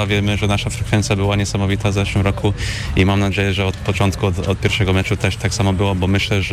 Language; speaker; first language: Polish; non-native, fluent; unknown